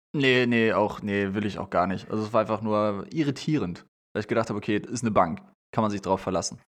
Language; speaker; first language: German; native; German